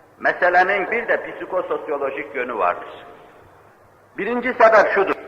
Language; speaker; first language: Turkish; native; Turkish